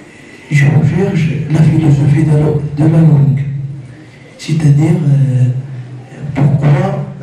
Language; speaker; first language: French; non-native, learner; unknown